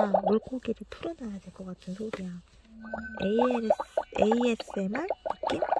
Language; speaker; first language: Korean; native; Korean